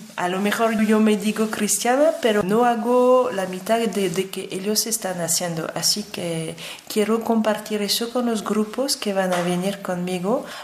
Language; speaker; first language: Spanish; non-native, fluent; French